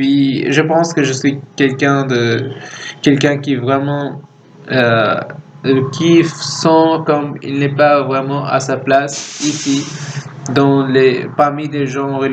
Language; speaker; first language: French; non-native, fluent; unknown